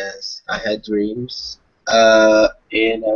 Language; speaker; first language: English; non-native, learner; Portuguese